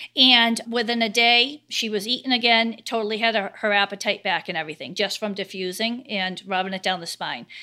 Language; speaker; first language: English; native; English